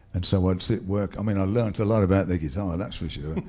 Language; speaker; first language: English; native; English